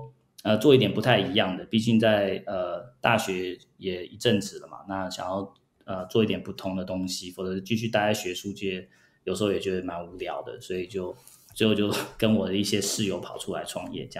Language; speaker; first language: Chinese; early bilingual, heritage; Chinese